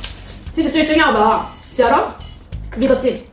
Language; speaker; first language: Chinese; non-native, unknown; Korean